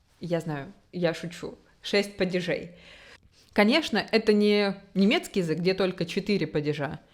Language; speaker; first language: Russian; native; Russian